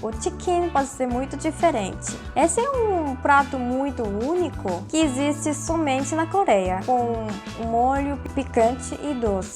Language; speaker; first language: Portuguese; non-native, fluent; Korean